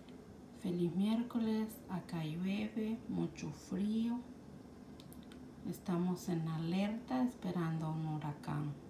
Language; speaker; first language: Spanish; native; Spanish